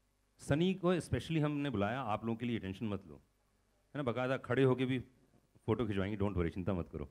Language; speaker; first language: Hindi; native; Hindi